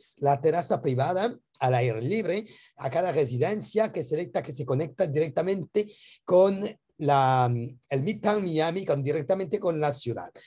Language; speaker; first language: Spanish; non-native, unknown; French